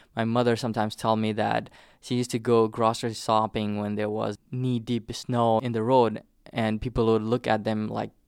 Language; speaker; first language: English; non-native, local second language; Nepali